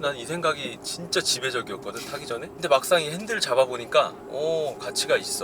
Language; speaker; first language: Korean; native; Korean